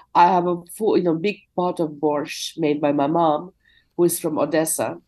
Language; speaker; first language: English; non-native, fluent; Russian